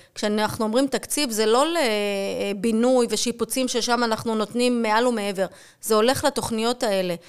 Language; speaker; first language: Hebrew; native; Hebrew